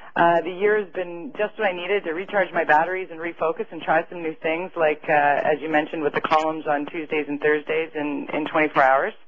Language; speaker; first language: English; native; English